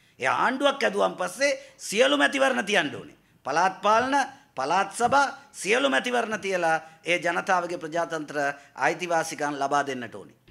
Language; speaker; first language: Sinhala; non-native, local second language; Tamil